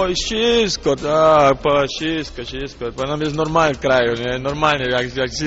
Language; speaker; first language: Polish; non-native, learner; Spanish